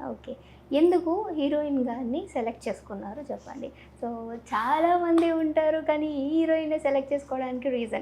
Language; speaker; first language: Telugu; native; Telugu